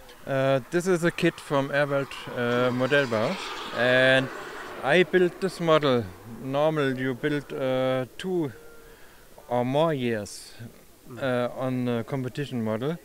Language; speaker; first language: English; non-native, learner; German